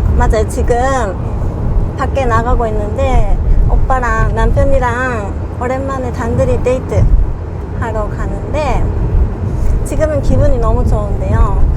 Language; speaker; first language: Korean; non-native, fluent; Japanese